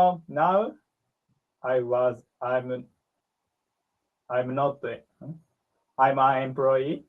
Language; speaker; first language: English; non-native, learner; Japanese